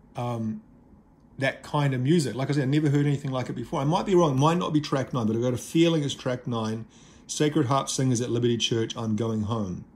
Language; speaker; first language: English; native; English